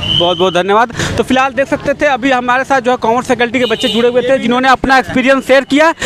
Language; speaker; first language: Hindi; native; Hindi